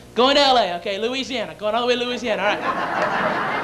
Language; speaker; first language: English; native; English